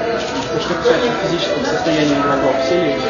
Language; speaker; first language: Russian; native; Russian